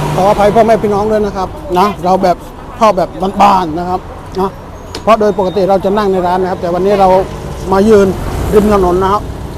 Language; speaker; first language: Thai; native; Thai